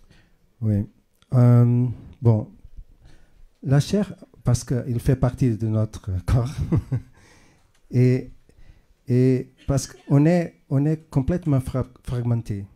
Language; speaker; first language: French; non-native, fluent; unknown